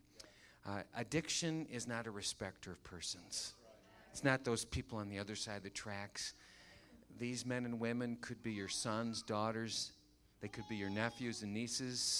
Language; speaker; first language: English; native; English